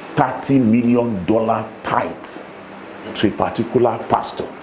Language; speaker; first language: English; non-native, local second language; Yoruba